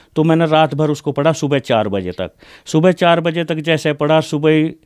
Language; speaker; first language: Hindi; native; Hindi